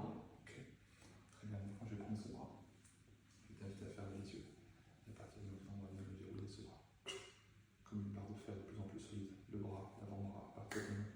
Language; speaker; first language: French; native; French